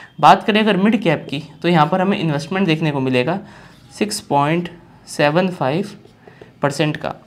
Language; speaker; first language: Hindi; native; Hindi